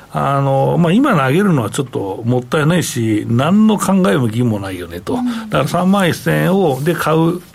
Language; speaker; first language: Japanese; native; Japanese